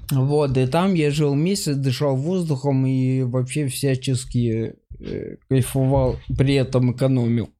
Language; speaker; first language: Russian; native; Russian